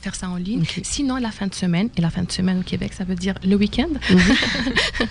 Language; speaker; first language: French; non-native, local second language; Arabic